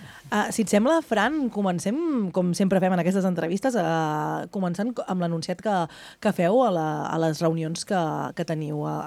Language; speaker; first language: Catalan; native; Catalan